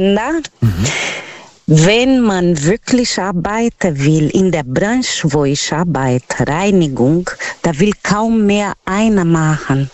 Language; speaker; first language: German; non-native, fluent; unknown